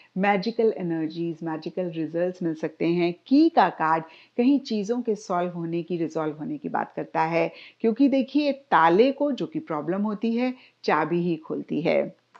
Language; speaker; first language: Hindi; native; Hindi